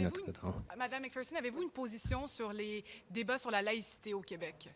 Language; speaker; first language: French; native; French